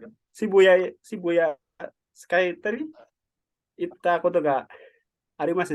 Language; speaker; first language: Japanese; non-native, learner; Indonesian